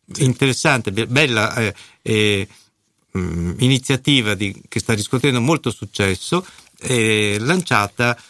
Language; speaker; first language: Italian; native; Italian